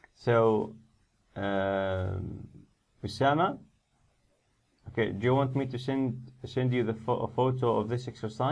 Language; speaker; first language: English; non-native, fluent; Arabic